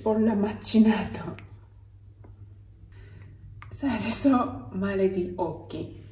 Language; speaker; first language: Italian; non-native, learner; Japanese